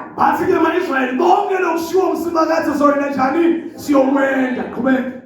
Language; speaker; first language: Zulu; non-native, local second language; Swati